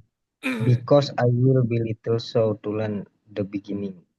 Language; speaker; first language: English; non-native, learner; Indonesian